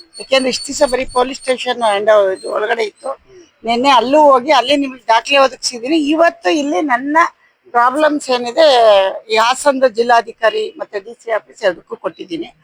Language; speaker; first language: Kannada; native; Kannada